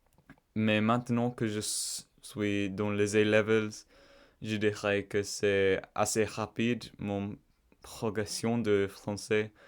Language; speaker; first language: French; non-native, learner; English